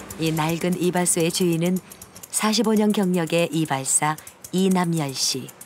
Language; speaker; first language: Korean; native; Korean